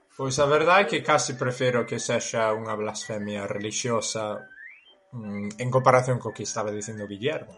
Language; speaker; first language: Galician; non-native, fluent; English